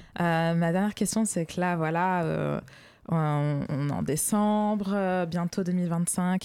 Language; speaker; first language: French; native; French